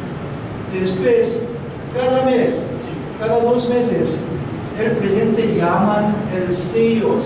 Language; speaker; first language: Spanish; non-native, learner; Korean